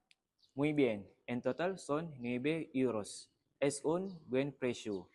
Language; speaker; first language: Spanish; non-native, learner; Malay